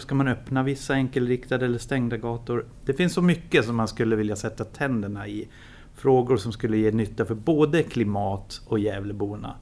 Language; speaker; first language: Swedish; native; Swedish